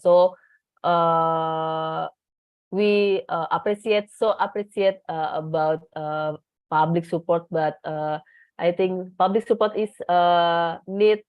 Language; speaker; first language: English; non-native, learner; Indonesian